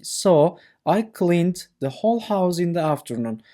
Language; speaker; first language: English; non-native, fluent; Turkish